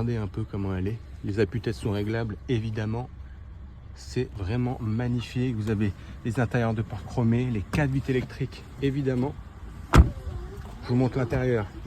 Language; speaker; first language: French; native; French